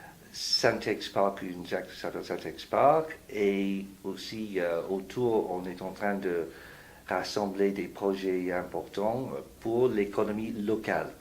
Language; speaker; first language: French; non-native, fluent; English